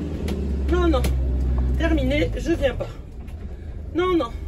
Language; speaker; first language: French; native; French